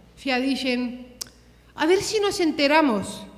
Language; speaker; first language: Spanish; early bilingual, other home language; Romanian